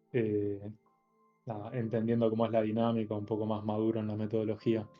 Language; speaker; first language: Spanish; native; Spanish